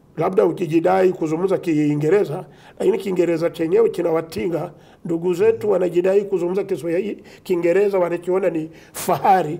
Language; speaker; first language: Swahili; non-native, local second language; Kinyarwanda